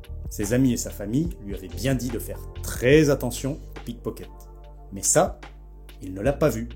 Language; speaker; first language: French; native; French